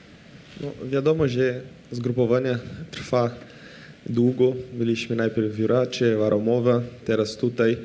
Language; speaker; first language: Polish; non-native, fluent; Portuguese